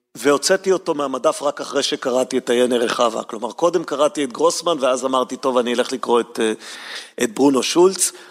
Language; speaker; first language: Hebrew; native; Hebrew